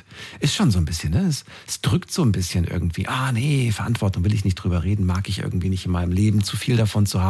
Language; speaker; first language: German; native; German